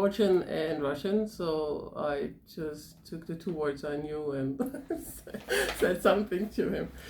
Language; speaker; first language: English; non-native, fluent; German